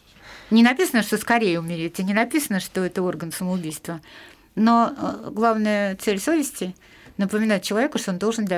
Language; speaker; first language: Russian; native; Russian